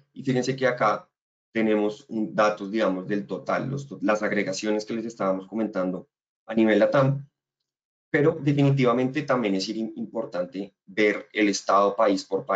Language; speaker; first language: Spanish; native; Spanish